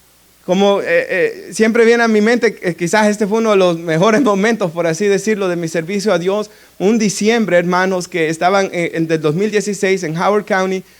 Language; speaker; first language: Spanish; native; Spanish